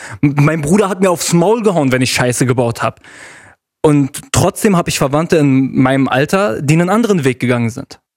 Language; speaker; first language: German; early bilingual, other home language; Arabic